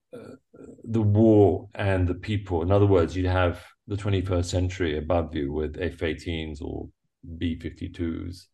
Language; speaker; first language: English; native; English